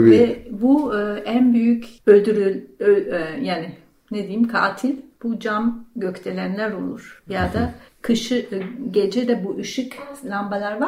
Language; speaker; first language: Turkish; non-native, fluent; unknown